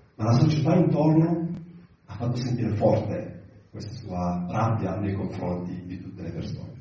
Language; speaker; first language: Italian; early bilingual, other home language; Arabic